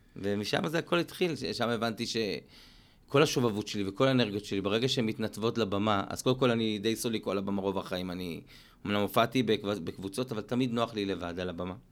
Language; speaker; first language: Hebrew; native; Hebrew